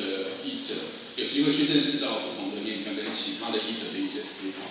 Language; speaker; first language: Chinese; native; Chinese